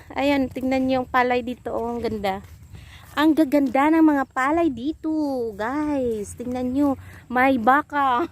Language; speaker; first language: Filipino; non-native, local second language; Cebuano